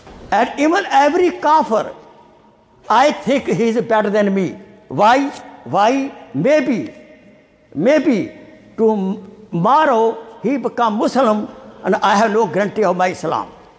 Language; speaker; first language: English; non-native, local second language; Urdu